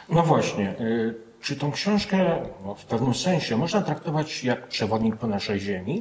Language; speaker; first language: Polish; native; Polish